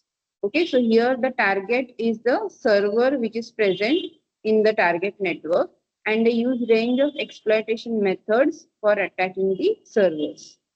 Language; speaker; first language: English; non-native, local second language; Marathi